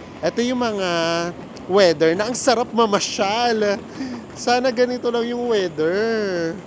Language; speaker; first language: Filipino; native; Filipino